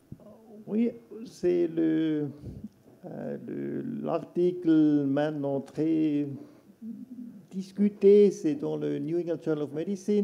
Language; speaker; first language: French; non-native, local second language; German